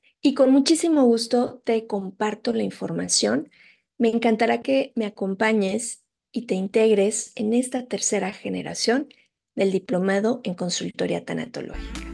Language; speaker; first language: Spanish; native; Spanish